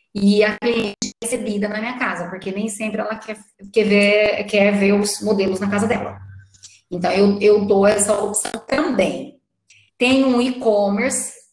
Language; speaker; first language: Portuguese; native; Portuguese